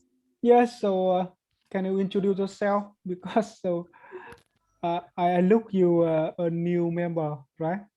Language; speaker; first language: English; non-native, learner; Vietnamese